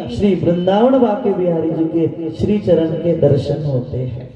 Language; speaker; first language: Hindi; non-native, local second language; Marathi